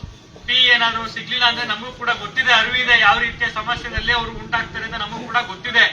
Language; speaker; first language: Kannada; native; Kannada